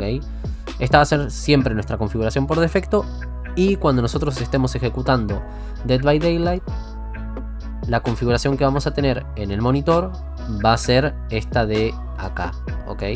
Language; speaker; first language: Spanish; native; Spanish